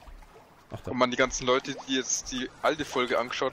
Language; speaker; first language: German; native; German